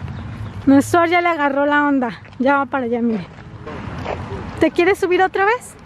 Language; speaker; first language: Spanish; native; Spanish